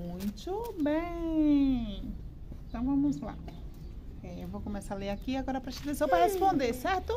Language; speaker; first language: Portuguese; native; Portuguese